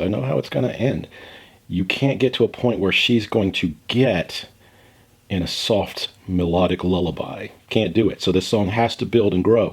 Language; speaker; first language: English; native; English